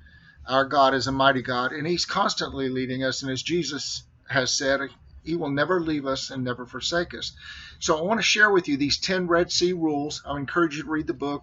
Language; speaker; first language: English; native; English